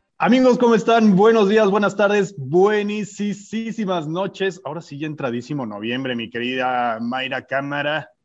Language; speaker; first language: Spanish; native; Spanish